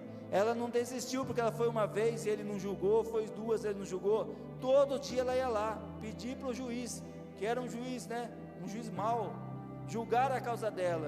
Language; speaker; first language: Portuguese; native; Portuguese